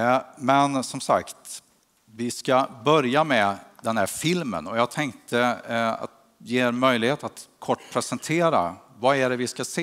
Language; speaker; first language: Swedish; native; Swedish